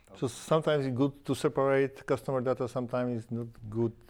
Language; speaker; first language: English; non-native, learner; Slovak